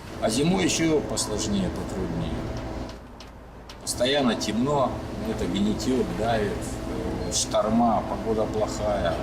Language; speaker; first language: Russian; native; Russian